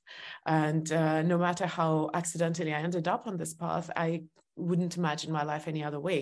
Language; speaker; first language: English; non-native, fluent; Estonian